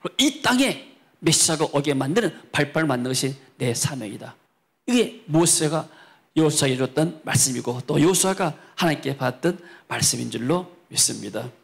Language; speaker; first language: Korean; native; Korean